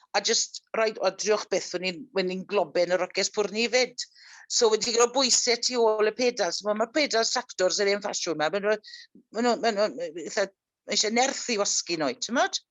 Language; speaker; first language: Welsh; native; Welsh